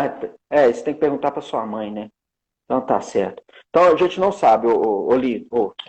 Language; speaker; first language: Portuguese; native; Portuguese